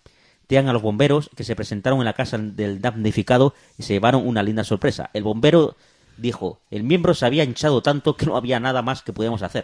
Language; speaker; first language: Spanish; native; Spanish